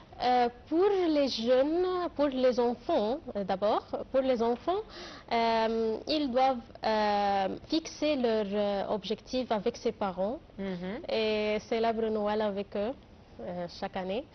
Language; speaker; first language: French; non-native, fluent; Arabic